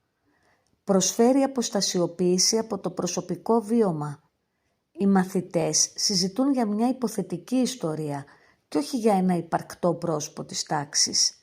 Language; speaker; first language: Greek; native; Greek